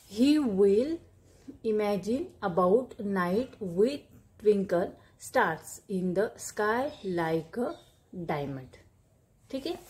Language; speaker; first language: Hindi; non-native, local second language; Marathi